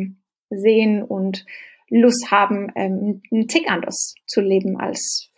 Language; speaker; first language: German; non-native, fluent; Danish